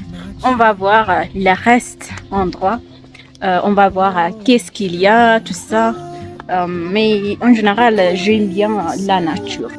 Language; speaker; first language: French; non-native, learner; Amharic